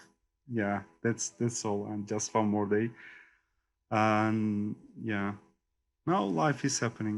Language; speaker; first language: English; non-native, learner; Turkish